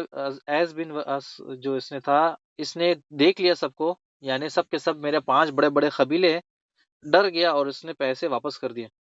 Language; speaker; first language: Urdu; native; Urdu